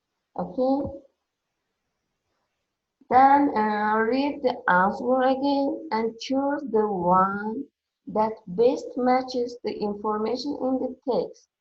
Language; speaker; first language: English; non-native, fluent; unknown